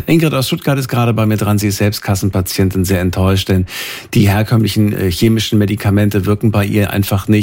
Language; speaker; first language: German; native; German